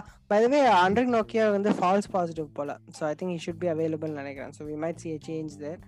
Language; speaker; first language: English; non-native, local second language; Tamil